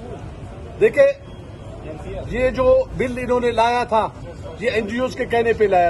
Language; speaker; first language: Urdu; non-native, local second language; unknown